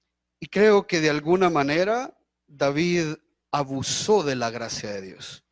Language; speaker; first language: Spanish; native; Spanish